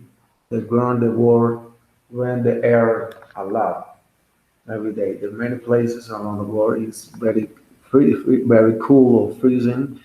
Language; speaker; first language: English; non-native, learner; Spanish